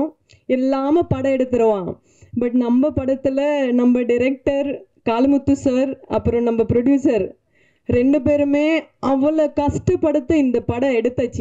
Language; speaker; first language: Tamil; non-native, learner; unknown